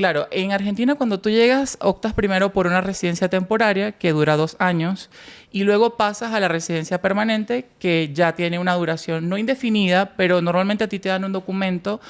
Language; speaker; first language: Spanish; native; Spanish